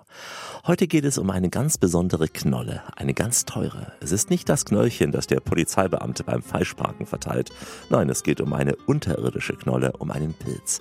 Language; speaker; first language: German; native; German